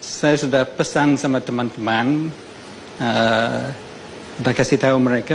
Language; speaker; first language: Indonesian; non-native, fluent; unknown